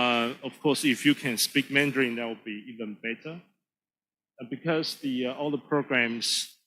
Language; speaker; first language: English; non-native, fluent; Chinese